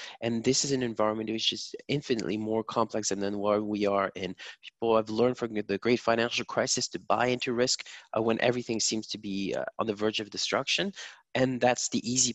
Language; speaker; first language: English; non-native, fluent; German